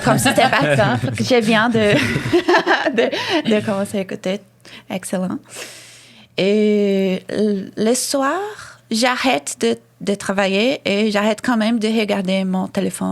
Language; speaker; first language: French; non-native, fluent; Portuguese